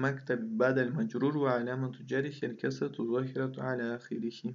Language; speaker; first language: Arabic; non-native, fluent; Russian